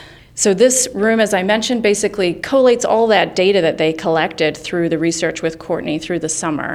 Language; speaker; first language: English; native; English